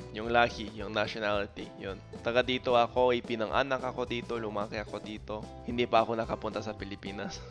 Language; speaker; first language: Filipino; non-native, fluent; English